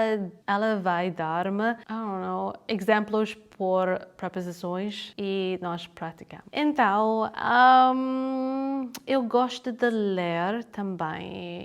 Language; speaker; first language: Portuguese; non-native, learner; English